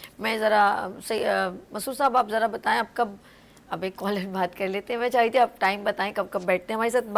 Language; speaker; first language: Urdu; native; Urdu